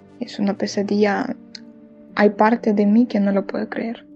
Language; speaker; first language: Spanish; non-native, fluent; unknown